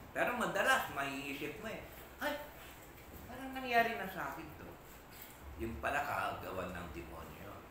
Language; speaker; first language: Filipino; non-native, local second language; Iloko